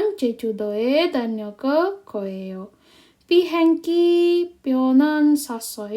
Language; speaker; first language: Korean; non-native, fluent; Indonesian